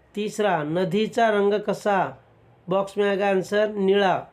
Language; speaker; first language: Hindi; non-native, local second language; Marathi